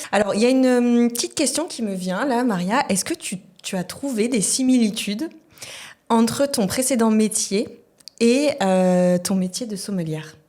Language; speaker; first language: French; native; French